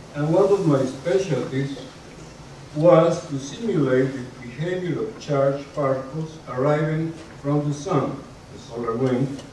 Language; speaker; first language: English; non-native, fluent; Spanish